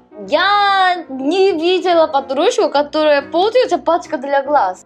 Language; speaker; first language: Russian; non-native, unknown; Korean